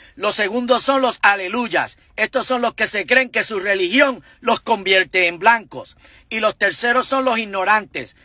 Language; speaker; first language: English; non-native, fluent; Spanish